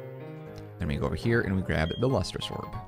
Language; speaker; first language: English; native; English